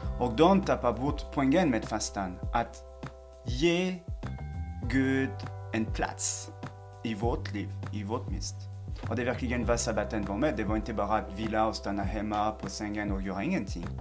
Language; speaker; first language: Swedish; non-native, fluent; French